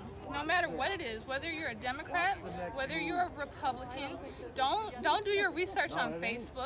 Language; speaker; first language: English; native; English